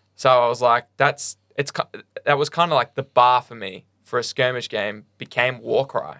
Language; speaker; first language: English; native; English